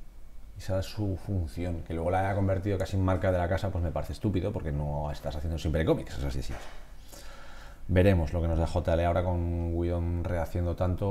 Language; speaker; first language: Spanish; native; Spanish